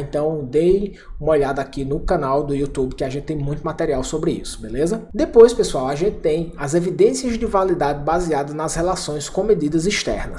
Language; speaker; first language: Portuguese; native; Portuguese